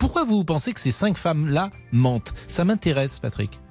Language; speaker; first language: French; native; French